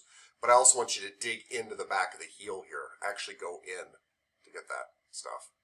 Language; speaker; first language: English; native; English